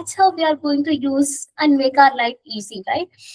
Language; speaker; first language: English; non-native, local second language; Hindi